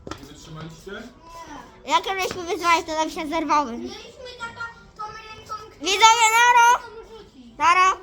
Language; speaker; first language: Polish; native; Polish